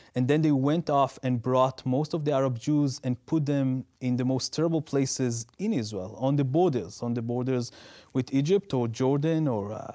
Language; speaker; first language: English; non-native, fluent; Hebrew